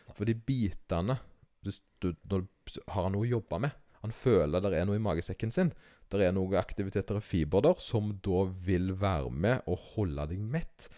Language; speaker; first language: Norwegian; native; Norwegian